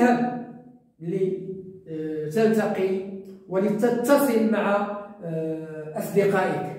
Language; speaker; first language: Arabic; native; Arabic